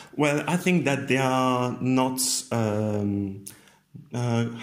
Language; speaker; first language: English; non-native, fluent; French